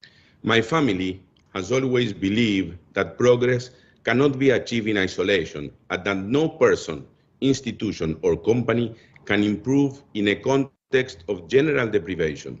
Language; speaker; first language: English; non-native, fluent; Bangla